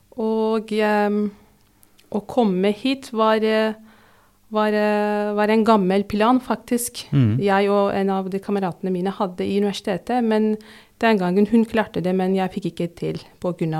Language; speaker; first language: Norwegian; non-native, fluent; Turkish